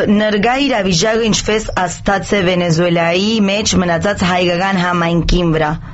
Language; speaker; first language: Armenian; early bilingual, heritage; Armenian